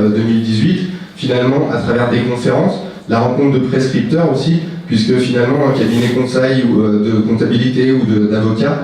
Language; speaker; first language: French; native; French